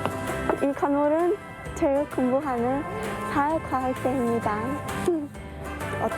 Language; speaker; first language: Korean; non-native, fluent; Mongolian